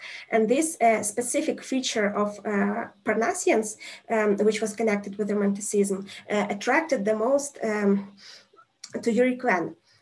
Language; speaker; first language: English; non-native, fluent; Ukrainian